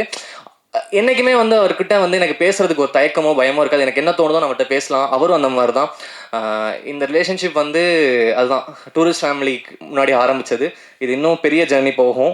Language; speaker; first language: Tamil; native; Tamil